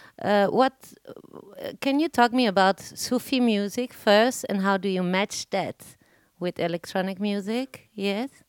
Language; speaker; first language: English; non-native, learner; Spanish